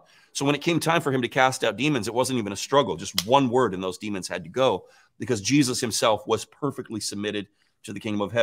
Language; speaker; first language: English; native; English